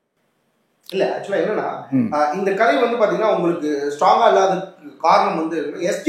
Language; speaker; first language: Tamil; native; Tamil